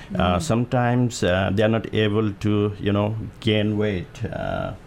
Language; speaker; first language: English; non-native, local second language; Nepali